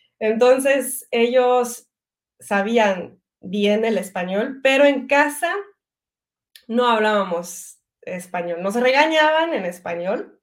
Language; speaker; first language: Spanish; non-native, fluent; French